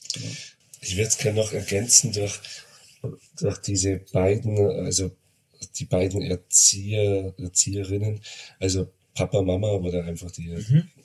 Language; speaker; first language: German; non-native, fluent; Spanish